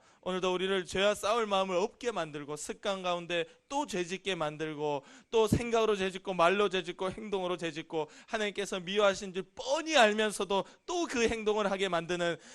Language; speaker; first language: Korean; native; Korean